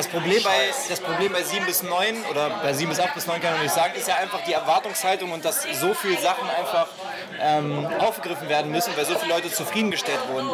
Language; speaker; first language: German; native; German